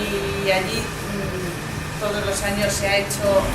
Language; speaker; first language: Spanish; native; Spanish